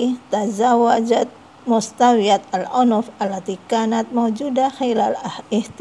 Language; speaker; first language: Arabic; non-native, fluent; Indonesian